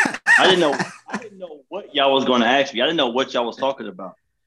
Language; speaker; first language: English; native; English